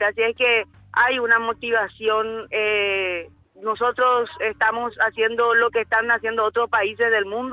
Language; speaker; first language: Spanish; native; Spanish